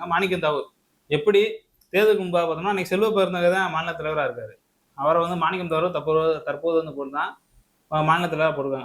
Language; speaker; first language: Tamil; native; Tamil